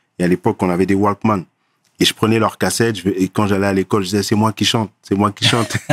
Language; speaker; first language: French; early bilingual, other home language; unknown